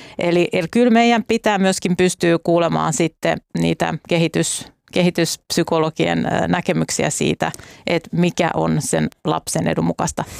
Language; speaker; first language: Finnish; native; Finnish